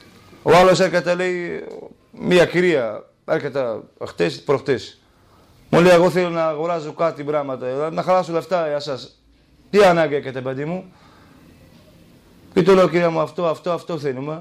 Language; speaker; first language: Greek; non-native, learner; Kurdish